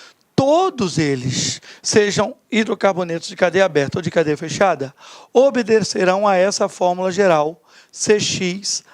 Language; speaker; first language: Portuguese; native; Portuguese